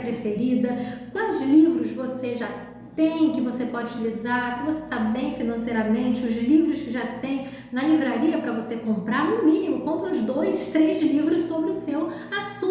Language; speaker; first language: Portuguese; native; Portuguese